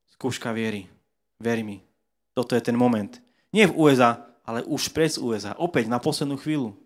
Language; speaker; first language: Slovak; native; Slovak